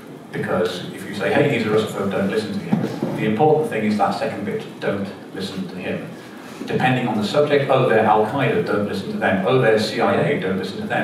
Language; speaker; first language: English; native; English